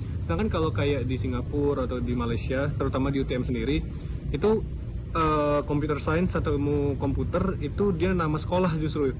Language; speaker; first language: Indonesian; native; Indonesian